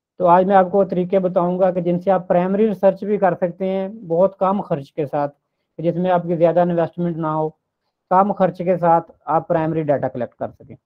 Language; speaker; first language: Urdu; non-native, local second language; Punjabi